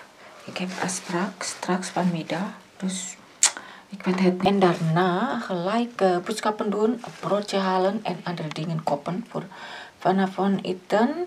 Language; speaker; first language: Dutch; non-native, learner; Indonesian